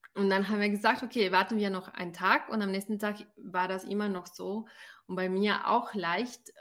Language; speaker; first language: German; non-native, fluent; Spanish